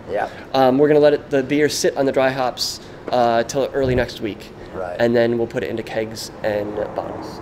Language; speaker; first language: English; native; English